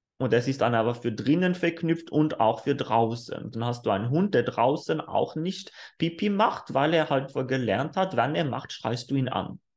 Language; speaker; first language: German; non-native, fluent; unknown